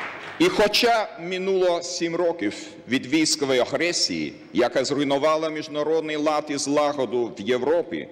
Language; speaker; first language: Ukrainian; non-native, learner; Lithuanian